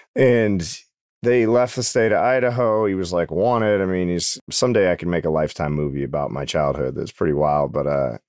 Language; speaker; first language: English; native; English